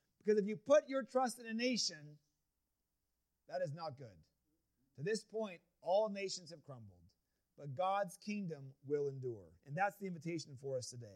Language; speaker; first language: English; native; English